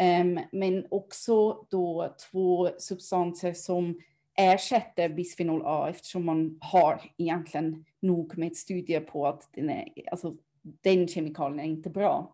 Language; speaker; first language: Swedish; non-native, fluent; German